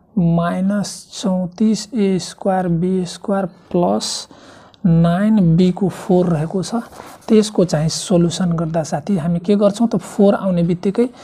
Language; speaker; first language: Nepali; non-native, local second language; Maithili